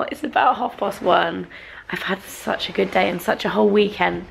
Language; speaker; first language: English; native; English